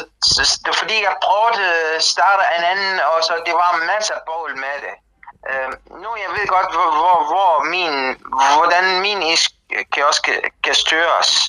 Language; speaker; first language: Danish; non-native, learner; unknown